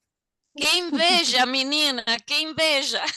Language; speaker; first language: Portuguese; non-native, learner; Spanish